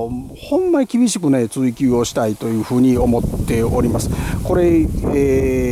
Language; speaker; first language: Japanese; native; Japanese